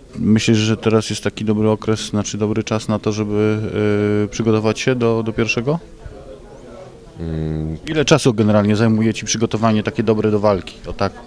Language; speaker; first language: Polish; native; Polish